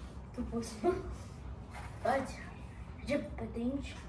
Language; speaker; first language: Russian; non-native, local second language; Kazakh